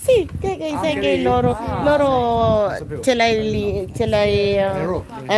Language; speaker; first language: Italian; non-native, learner; Filipino